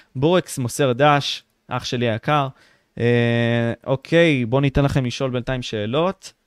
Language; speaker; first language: Hebrew; native; Hebrew